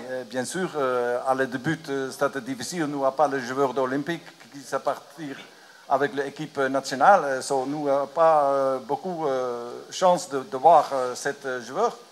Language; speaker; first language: French; non-native, learner; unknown